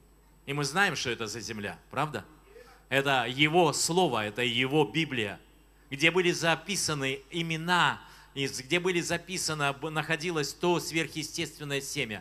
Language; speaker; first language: Russian; native; Russian